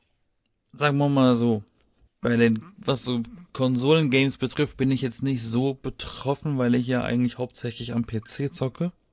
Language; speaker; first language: German; native; German